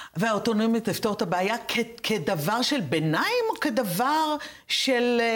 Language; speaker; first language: Hebrew; native; Hebrew